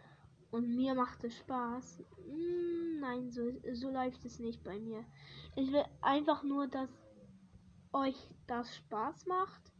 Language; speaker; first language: German; early bilingual, other home language; Hungarian